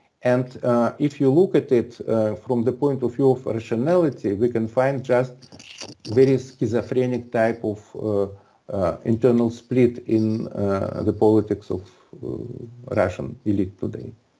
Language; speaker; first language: English; non-native, fluent; Russian